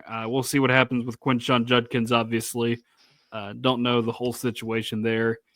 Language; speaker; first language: English; native; English